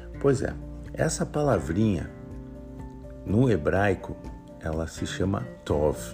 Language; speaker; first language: Portuguese; native; Portuguese